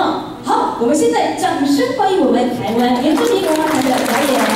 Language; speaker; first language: Chinese; native; Chinese